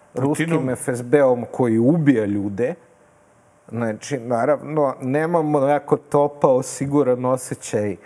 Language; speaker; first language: Serbian; non-native, fluent; Russian